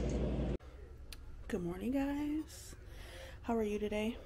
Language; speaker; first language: English; native; English